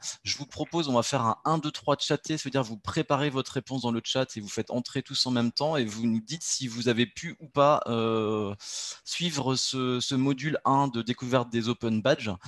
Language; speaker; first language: French; native; French